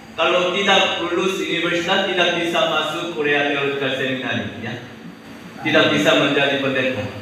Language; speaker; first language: Indonesian; non-native, fluent; Korean